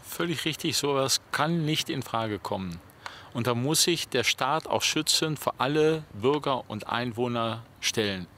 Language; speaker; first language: German; native; German